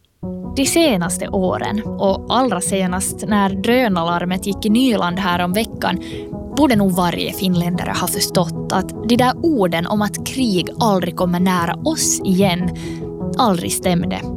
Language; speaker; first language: Swedish; native; Swedish